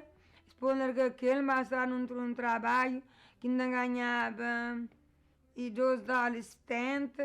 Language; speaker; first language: Portuguese; non-native, learner; Kabuverdianu